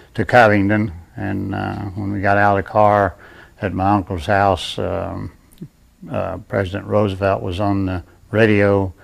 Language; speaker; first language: English; native; English